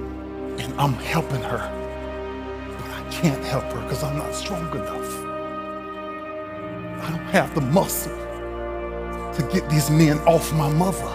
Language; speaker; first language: English; native; English